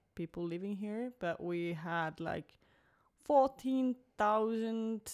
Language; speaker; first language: English; non-native, fluent; Finnish